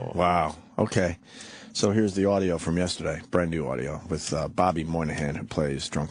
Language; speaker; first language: English; native; English